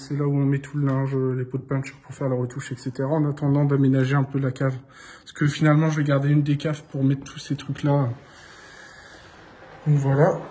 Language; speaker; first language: French; native; French